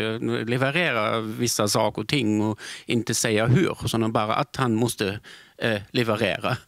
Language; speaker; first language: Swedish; non-native, fluent; German